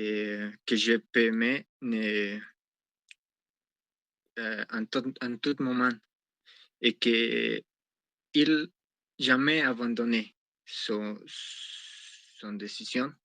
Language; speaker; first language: French; non-native, learner; Spanish